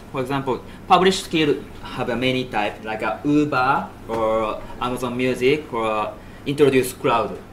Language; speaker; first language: English; non-native, learner; Japanese